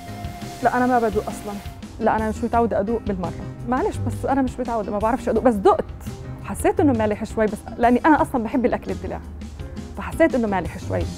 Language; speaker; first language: Arabic; native; Arabic